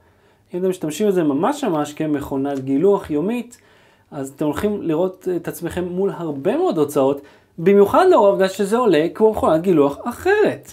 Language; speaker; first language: Hebrew; native; Hebrew